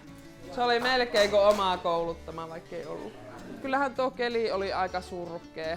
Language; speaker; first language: Finnish; native; Finnish